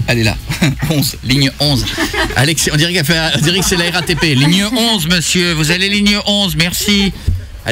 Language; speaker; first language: French; native; French